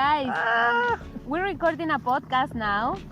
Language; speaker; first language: English; non-native, learner; Spanish